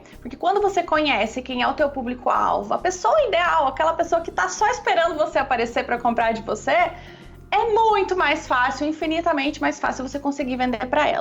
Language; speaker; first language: Portuguese; native; Portuguese